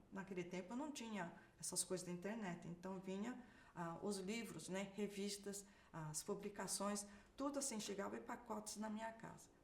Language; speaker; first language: Portuguese; early bilingual, other home language; Japanese